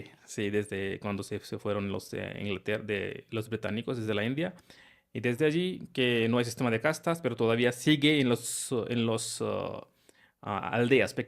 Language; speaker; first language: Spanish; non-native, fluent; Hindi